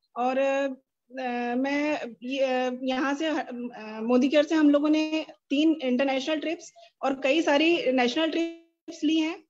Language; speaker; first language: Hindi; native; Hindi